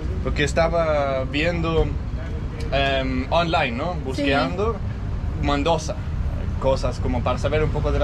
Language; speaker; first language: Spanish; non-native, learner; English